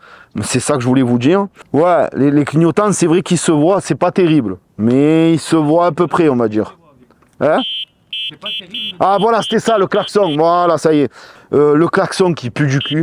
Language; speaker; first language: French; native; French